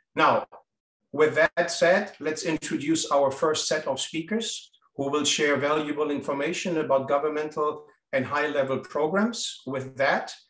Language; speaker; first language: English; non-native, fluent; German